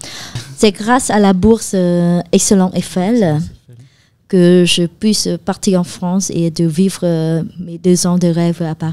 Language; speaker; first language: French; non-native, fluent; Khmer